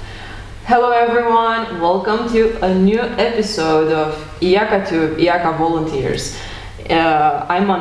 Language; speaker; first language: English; non-native, fluent; Romanian